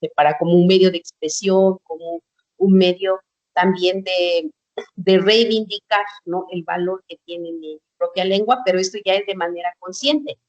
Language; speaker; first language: Spanish; non-native, local second language; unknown